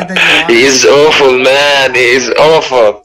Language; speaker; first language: English; non-native, learner; Arabic